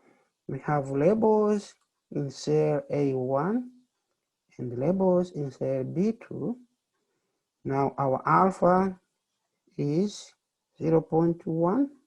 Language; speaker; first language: English; non-native, fluent; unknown